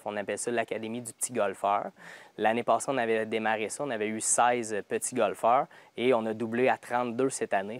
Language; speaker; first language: French; native; French